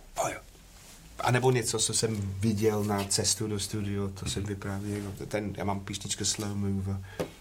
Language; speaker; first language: Czech; non-native, learner; English